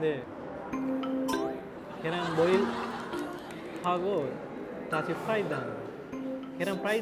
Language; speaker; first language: Korean; non-native, learner; Sinhala